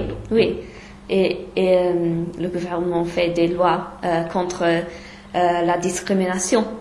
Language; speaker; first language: French; non-native, fluent; English